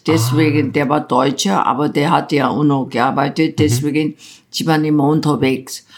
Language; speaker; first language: German; non-native, fluent; Korean